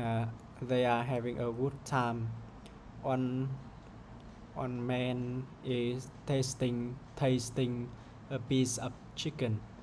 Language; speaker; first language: English; non-native, learner; Vietnamese